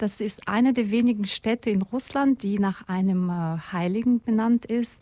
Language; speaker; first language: German; non-native, fluent; Russian